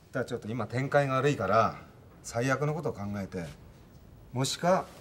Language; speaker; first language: Japanese; native; Japanese